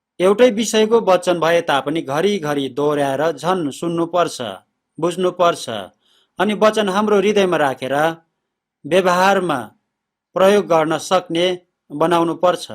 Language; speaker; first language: Nepali; non-native, fluent; Korean